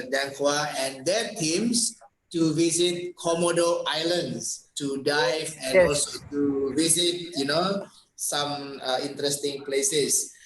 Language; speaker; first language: English; non-native, fluent; Indonesian